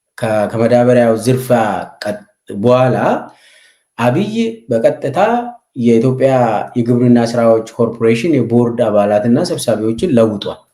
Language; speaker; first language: Amharic; non-native, local second language; Oromo